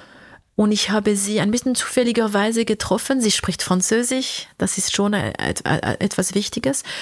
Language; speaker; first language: German; non-native, local second language; French